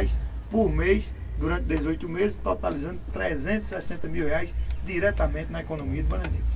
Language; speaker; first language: Portuguese; native; Portuguese